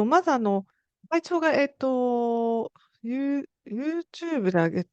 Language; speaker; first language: Japanese; native; Japanese